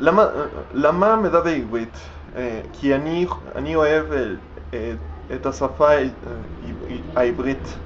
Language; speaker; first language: Hebrew; non-native, learner; Spanish